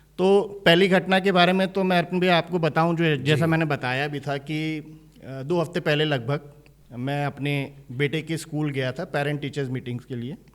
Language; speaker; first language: Hindi; native; Hindi